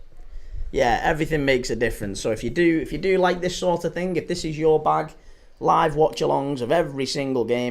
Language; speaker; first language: English; native; English